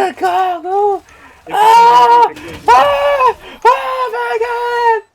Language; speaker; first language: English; non-native, local second language; Filipino